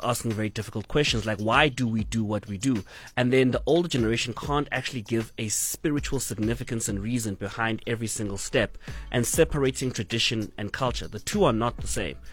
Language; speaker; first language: English; non-native, local second language; Zulu